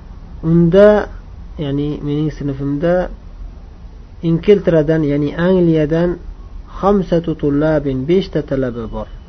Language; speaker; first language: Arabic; non-native, fluent; Uzbek